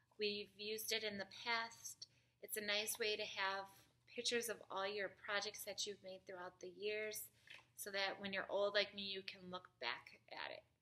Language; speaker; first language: English; native; English